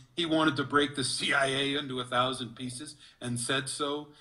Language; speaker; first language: English; native; English